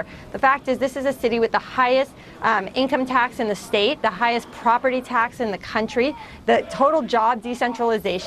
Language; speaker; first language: English; native; English